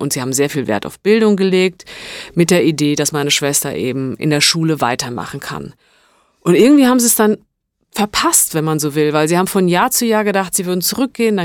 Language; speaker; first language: German; early bilingual, other home language; Italian